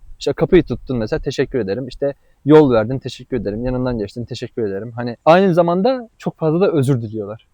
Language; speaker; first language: Turkish; native; Turkish